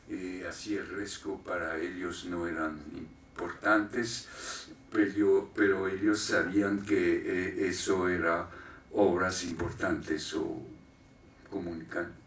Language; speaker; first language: Spanish; non-native, fluent; French